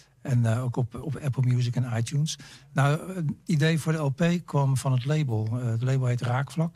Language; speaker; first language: Dutch; native; Dutch